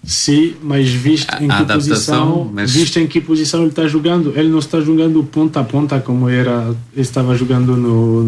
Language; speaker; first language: Portuguese; early bilingual, heritage; Portuguese